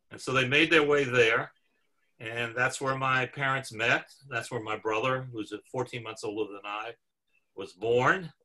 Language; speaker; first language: English; native; English